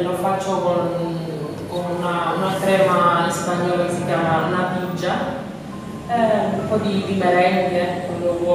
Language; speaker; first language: Italian; non-native, learner; Spanish